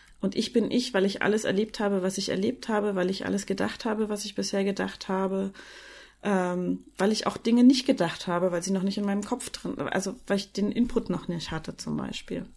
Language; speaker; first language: German; native; German